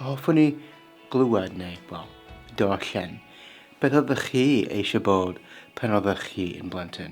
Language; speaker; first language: Welsh; non-native, fluent; English